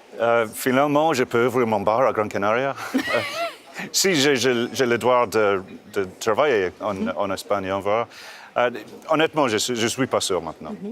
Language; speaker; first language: French; non-native, fluent; English